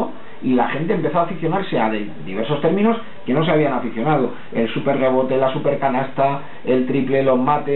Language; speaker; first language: Spanish; native; Spanish